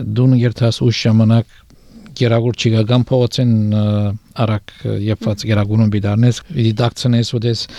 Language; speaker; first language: Armenian; native; Armenian